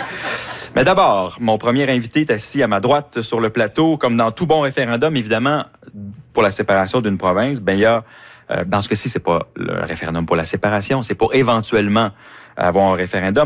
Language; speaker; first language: French; native; French